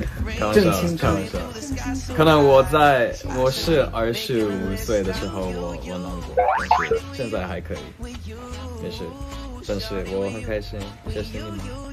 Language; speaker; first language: Chinese; non-native, learner; Japanese